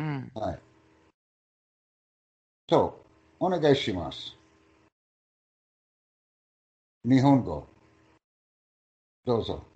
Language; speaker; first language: Japanese; non-native, learner; English